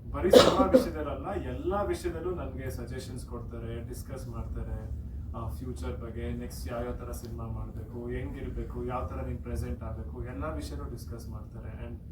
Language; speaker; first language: Kannada; native; Kannada